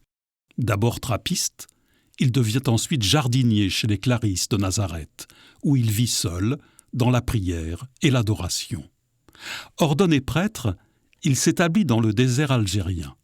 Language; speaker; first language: French; native; French